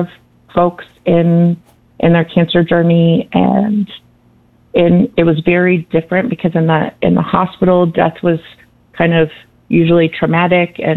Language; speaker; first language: English; native; English